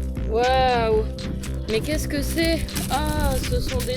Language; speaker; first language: French; native; French